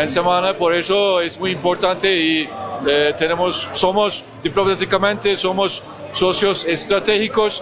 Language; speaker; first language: Spanish; non-native, learner; Turkish